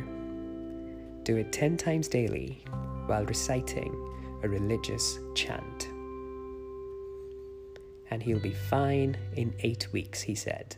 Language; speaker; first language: English; non-native, local second language; Hindi